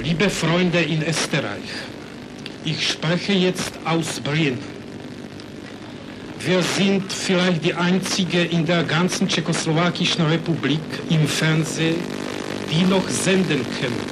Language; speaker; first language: German; non-native, fluent; Czech